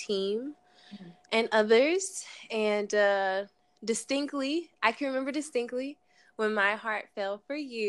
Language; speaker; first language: English; native; English